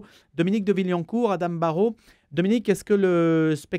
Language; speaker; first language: French; native; French